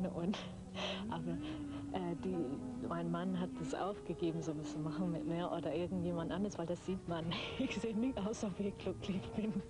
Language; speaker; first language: German; non-native, fluent; English